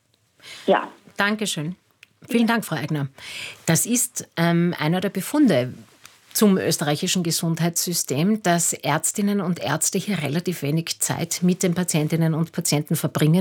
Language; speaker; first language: German; native; German